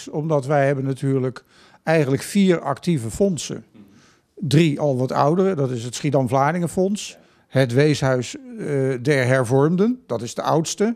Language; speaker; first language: Dutch; native; Dutch